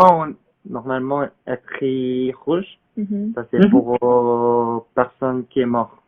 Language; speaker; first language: French; non-native, learner; Korean